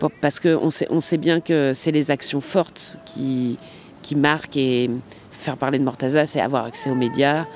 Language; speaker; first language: French; native; French